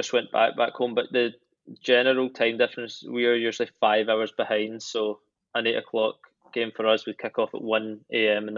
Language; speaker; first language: English; native; English